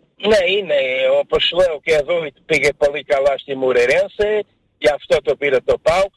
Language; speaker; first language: Greek; non-native, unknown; Portuguese